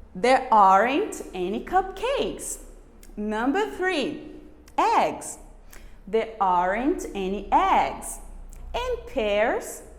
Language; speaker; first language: English; non-native, fluent; Portuguese